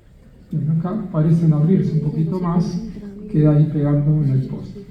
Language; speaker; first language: Spanish; native; Spanish